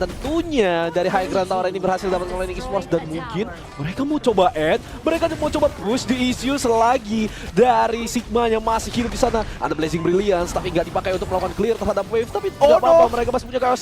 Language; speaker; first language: Indonesian; native; Indonesian